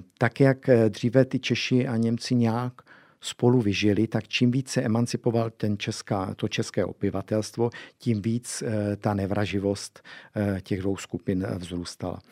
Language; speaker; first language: Czech; native; Czech